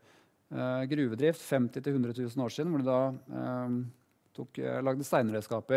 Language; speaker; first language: Norwegian; native; Norwegian